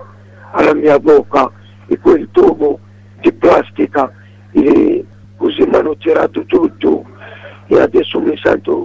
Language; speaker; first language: Italian; non-native, learner; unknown